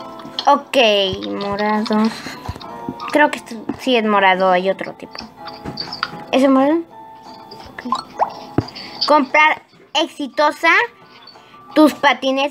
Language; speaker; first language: Spanish; native; Spanish